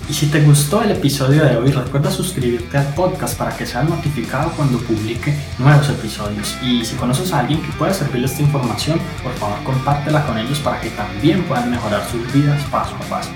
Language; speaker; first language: Spanish; native; Spanish